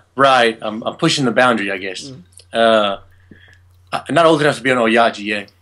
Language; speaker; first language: English; native; English